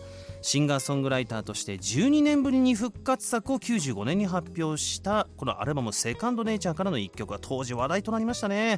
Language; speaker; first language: Japanese; native; Japanese